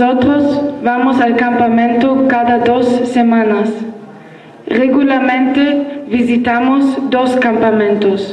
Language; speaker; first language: Spanish; non-native, learner; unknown